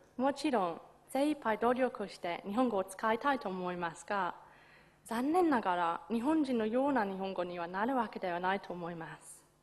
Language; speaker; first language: Japanese; non-native, fluent; English